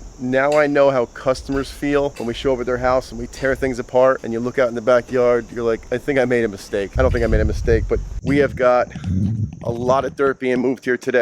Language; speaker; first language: English; native; English